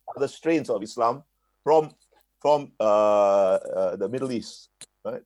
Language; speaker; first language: English; native; English